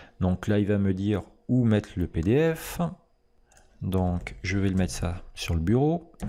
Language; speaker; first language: French; native; French